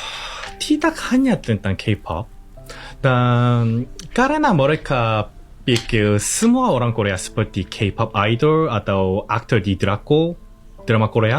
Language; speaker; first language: Indonesian; non-native, learner; Korean